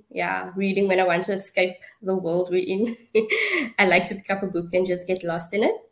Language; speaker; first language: English; non-native, local second language; Afrikaans